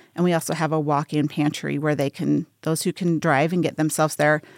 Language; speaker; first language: English; native; English